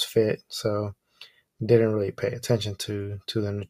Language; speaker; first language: English; early bilingual, other home language; Spanish